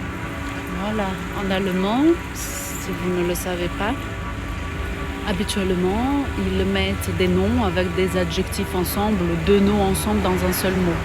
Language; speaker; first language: French; non-native, fluent; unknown